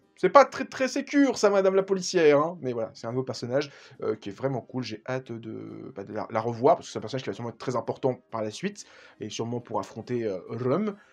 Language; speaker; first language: French; native; French